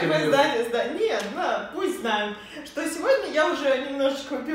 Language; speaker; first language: Russian; native; Russian